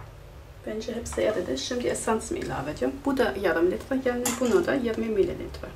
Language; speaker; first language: Turkish; non-native, fluent; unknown